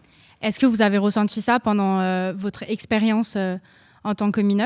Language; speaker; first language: French; native; French